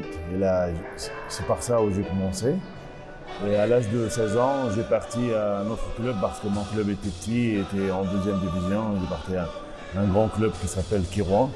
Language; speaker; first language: French; non-native, local second language; Arabic